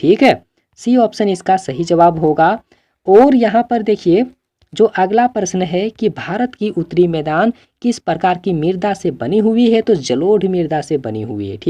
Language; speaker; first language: Hindi; native; Hindi